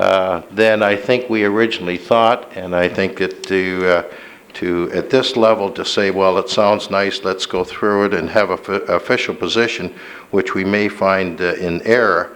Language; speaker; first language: English; native; English